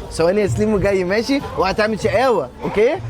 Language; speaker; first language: Arabic; native; Arabic